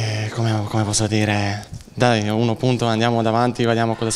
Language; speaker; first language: Italian; non-native, learner; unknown